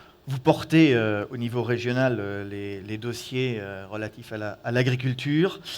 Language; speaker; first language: French; native; French